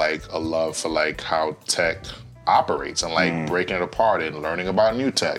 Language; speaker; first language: English; native; English